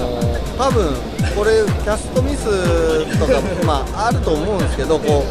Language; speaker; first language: Japanese; native; Japanese